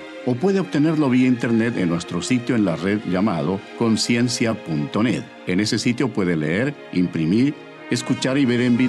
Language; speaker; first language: Spanish; native; Spanish